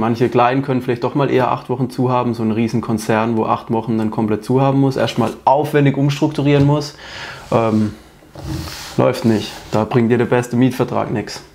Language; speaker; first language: German; native; German